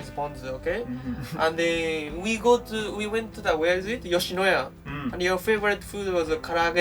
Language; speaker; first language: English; non-native, learner; Japanese